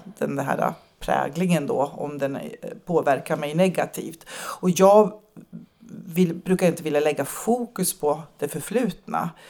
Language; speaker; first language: Swedish; native; Swedish